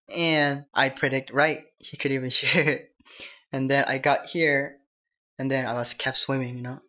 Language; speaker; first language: English; non-native, learner; Korean